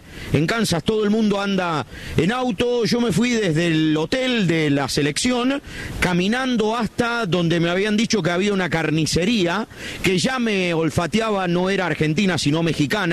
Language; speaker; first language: Spanish; native; Spanish